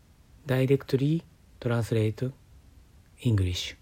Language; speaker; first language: English; non-native, learner; Japanese